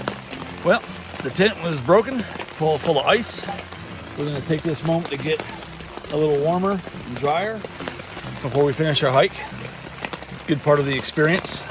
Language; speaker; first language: English; native; English